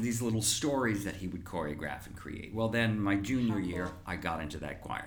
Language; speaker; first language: English; native; English